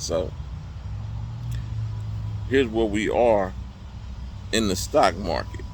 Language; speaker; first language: English; native; English